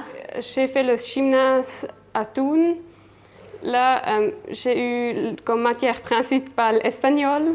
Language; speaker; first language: French; non-native, local second language; German